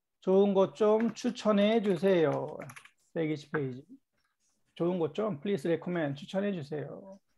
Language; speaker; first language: Korean; native; Korean